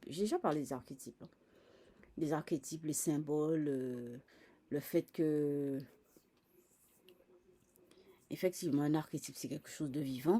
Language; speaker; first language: French; native; French